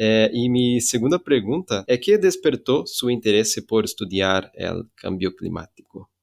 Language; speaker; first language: Spanish; non-native, fluent; Portuguese